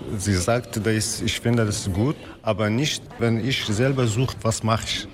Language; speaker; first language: German; non-native, learner; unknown